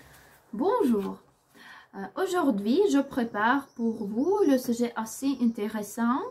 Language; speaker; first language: French; non-native, learner; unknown